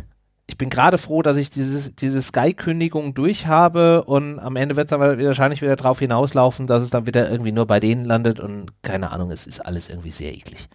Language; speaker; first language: German; native; German